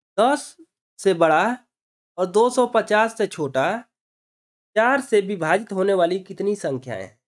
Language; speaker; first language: Hindi; native; Hindi